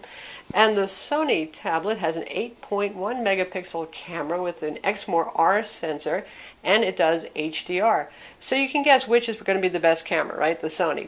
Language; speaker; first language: English; native; English